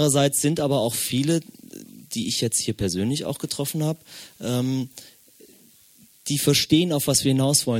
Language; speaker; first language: German; native; German